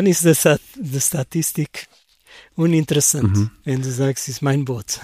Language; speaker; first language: German; non-native, learner; Portuguese